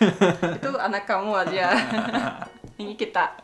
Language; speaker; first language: Indonesian; non-native, fluent; Russian